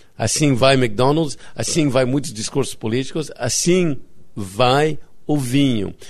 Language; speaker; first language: Portuguese; non-native, fluent; English